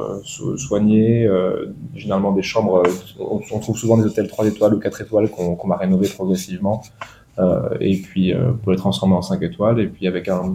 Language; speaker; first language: French; native; French